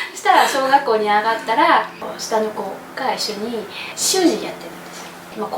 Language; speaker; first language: Japanese; non-native, fluent; Vietnamese